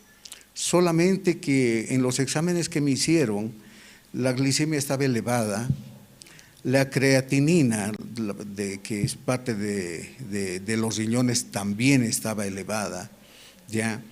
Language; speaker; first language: Spanish; native; Spanish